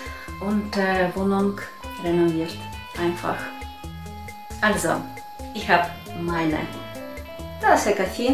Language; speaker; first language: German; non-native, learner; Russian